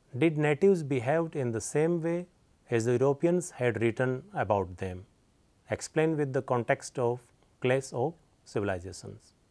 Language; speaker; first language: English; non-native, local second language; Hindi